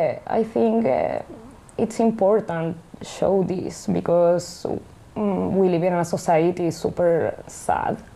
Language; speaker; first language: English; non-native, learner; Spanish